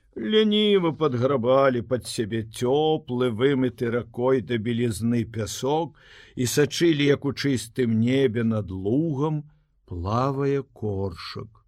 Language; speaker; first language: Belarusian; native; Belarusian